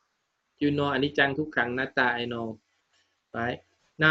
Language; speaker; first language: English; non-native, learner; Thai